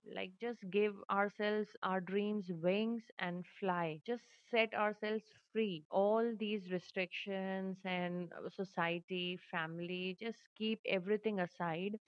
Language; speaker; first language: English; non-native, local second language; Hindi